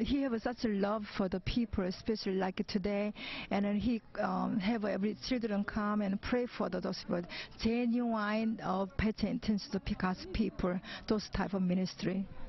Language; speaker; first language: English; non-native, fluent; Korean